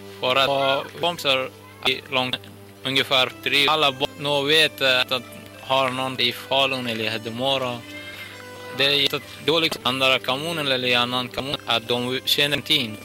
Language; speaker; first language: Swedish; non-native, learner; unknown